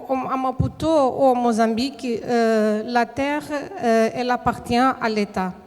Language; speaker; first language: French; non-native, fluent; Portuguese